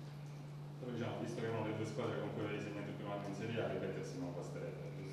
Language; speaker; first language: Italian; native; Italian